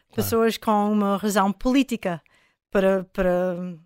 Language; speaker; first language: Portuguese; non-native, fluent; English